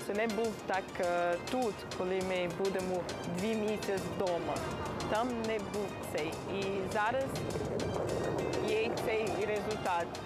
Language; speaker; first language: Ukrainian; non-native, learner; Portuguese